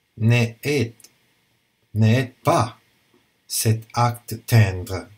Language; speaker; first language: French; non-native, learner; Italian